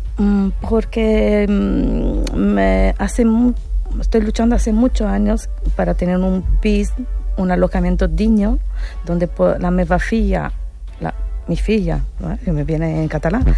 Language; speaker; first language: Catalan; non-native, learner; Spanish